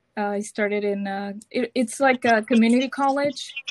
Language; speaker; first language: English; non-native, fluent; Spanish